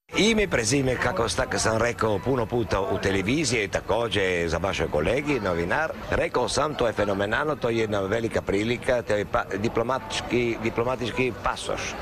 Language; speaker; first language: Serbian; non-native, learner; Italian